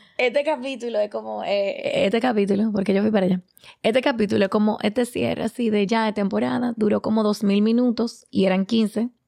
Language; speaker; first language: Spanish; native; Spanish